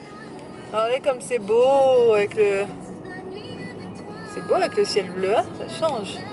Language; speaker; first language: French; native; French